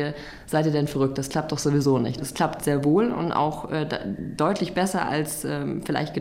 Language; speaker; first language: German; native; German